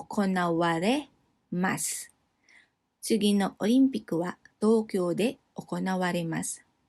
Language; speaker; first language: Japanese; non-native, fluent; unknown